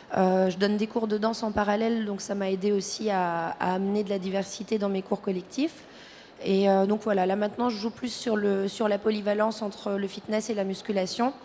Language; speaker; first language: French; native; French